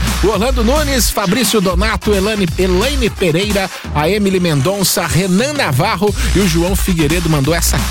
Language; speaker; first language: Portuguese; native; Portuguese